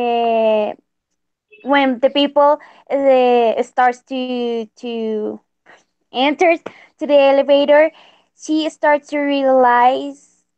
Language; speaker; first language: English; non-native, learner; Spanish